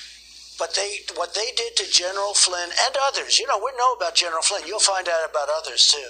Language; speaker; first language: English; native; English